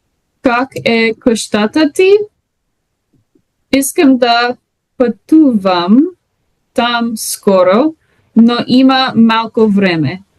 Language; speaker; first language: Bulgarian; non-native, learner; English